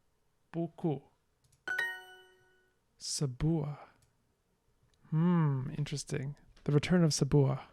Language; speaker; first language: Indonesian; non-native, learner; English